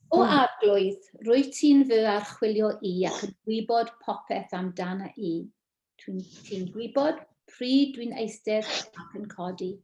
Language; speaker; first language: Welsh; non-native, local second language; English